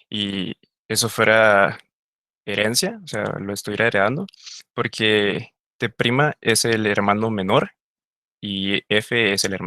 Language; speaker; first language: Spanish; native; Spanish